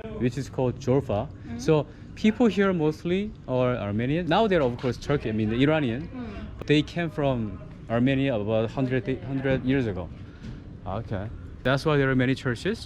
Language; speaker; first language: English; non-native, fluent; Korean